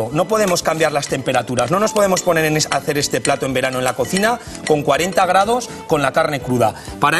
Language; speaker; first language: Spanish; native; Spanish